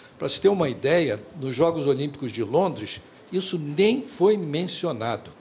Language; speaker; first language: Portuguese; native; Portuguese